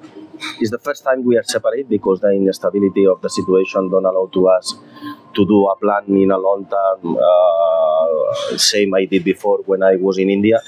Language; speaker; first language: English; non-native, fluent; Spanish